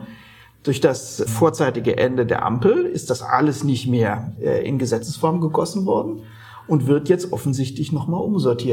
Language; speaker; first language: German; native; German